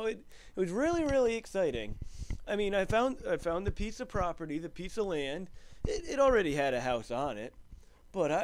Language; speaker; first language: English; native; English